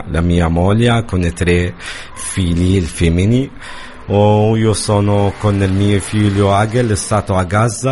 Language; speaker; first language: Italian; non-native, learner; Arabic